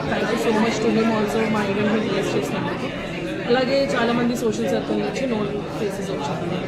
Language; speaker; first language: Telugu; non-native, local second language; Hindi